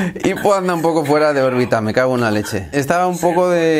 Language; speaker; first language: Spanish; native; Spanish